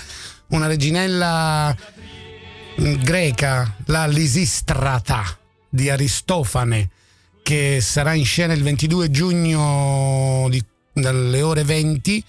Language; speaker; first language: Italian; native; Italian